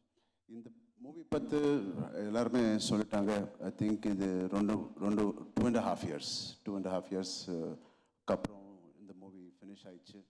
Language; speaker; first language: Tamil; non-native, local second language; Telugu